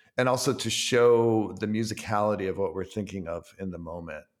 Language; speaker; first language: English; native; English